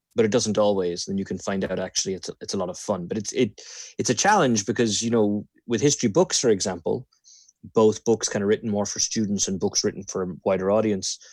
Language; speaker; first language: English; native; English